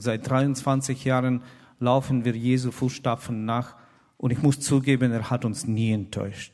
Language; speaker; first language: German; non-native, fluent; Russian